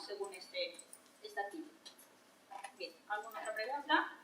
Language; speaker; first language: Spanish; native; Spanish